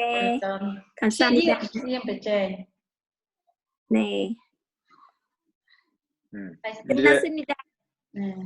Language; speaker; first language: Korean; non-native, learner; Khmer